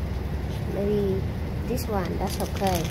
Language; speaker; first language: English; non-native, learner; Vietnamese